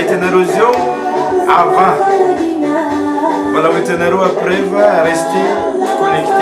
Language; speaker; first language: French; non-native, local second language; Malagasy